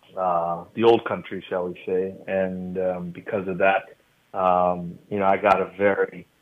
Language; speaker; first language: English; native; English